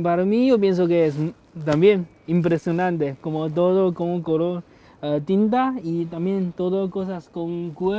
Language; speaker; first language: Spanish; non-native, learner; Chinese